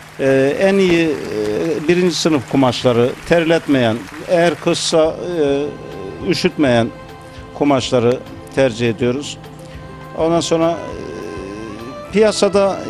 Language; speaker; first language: Turkish; native; Turkish